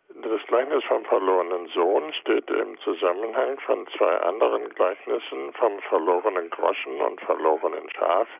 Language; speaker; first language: German; native; German